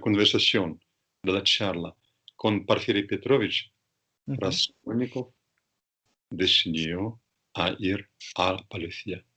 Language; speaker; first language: Spanish; non-native, fluent; Russian